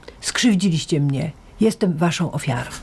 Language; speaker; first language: Polish; native; Polish